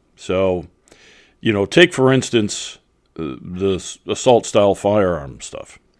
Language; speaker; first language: English; native; English